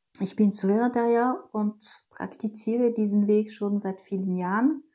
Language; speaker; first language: German; non-native, fluent; French